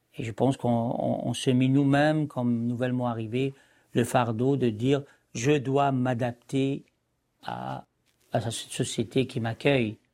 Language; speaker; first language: French; non-native, local second language; Arabic